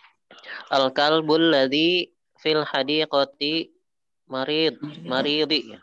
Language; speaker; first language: Arabic; non-native, learner; Indonesian